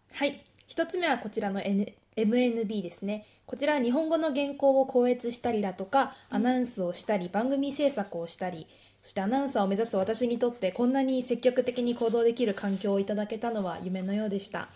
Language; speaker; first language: Japanese; native; Japanese